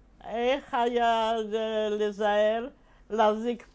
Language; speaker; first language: Hebrew; non-native, fluent; Polish